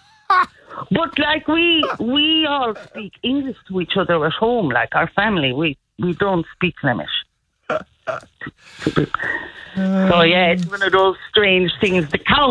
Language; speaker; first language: English; non-native, fluent; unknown